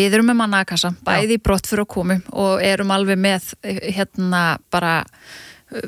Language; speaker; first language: Icelandic; native; Icelandic